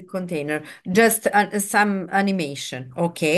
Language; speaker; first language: English; non-native, fluent; Serbian